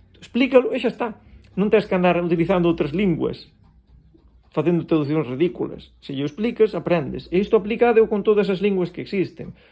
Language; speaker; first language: Galician; non-native, local second language; Spanish